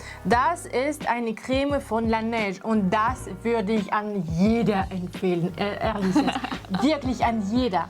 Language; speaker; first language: German; non-native, fluent; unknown